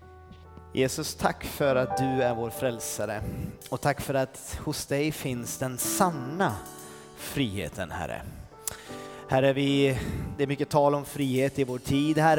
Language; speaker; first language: Swedish; native; Swedish